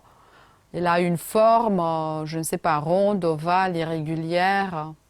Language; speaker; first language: French; non-native, fluent; Romanian